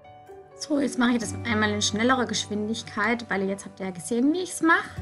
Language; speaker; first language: German; native; German